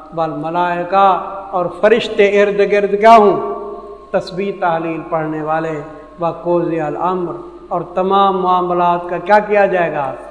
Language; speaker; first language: Urdu; non-native, local second language; Saraiki